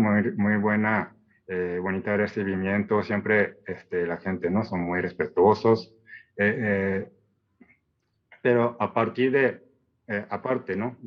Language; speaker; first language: Spanish; non-native, fluent; Japanese